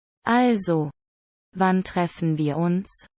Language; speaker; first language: German; non-native, learner; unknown